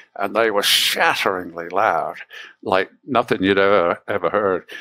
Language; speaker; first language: English; native; English